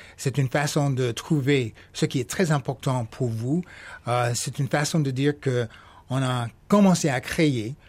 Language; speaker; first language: French; non-native, fluent; English